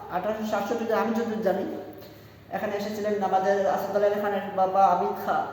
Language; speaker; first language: Bangla; non-native, local second language; Sylheti